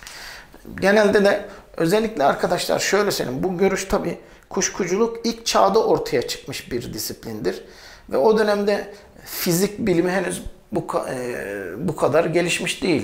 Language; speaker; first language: Turkish; native; Turkish